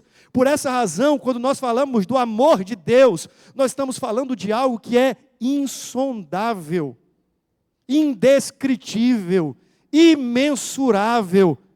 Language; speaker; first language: Portuguese; native; Portuguese